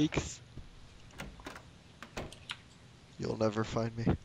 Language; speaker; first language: English; native; English